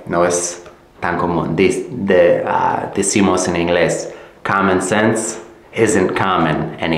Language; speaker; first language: Spanish; non-native, fluent; English